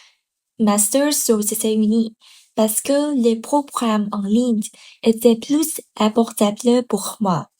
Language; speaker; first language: French; non-native, learner; Vietnamese